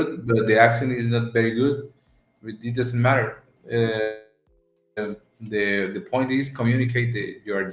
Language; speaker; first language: English; non-native, learner; Spanish